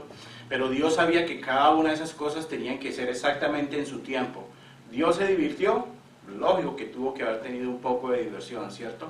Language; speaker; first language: Spanish; native; Spanish